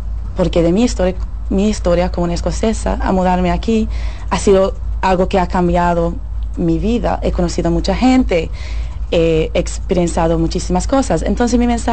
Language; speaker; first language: Spanish; non-native, fluent; English